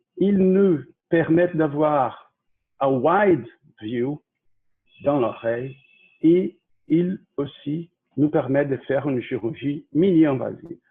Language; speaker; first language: French; non-native, fluent; Portuguese